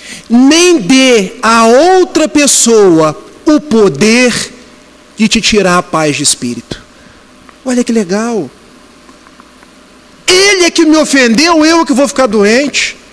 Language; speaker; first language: Portuguese; native; Portuguese